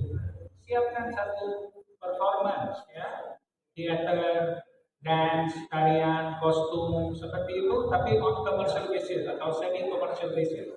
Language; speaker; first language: Indonesian; non-native, fluent; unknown